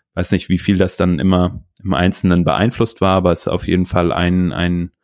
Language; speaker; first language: German; native; German